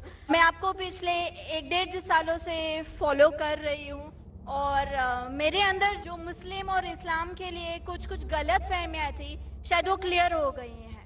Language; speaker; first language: Hindi; native; Hindi